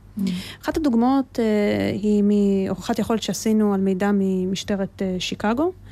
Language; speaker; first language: Hebrew; early bilingual, other home language; Russian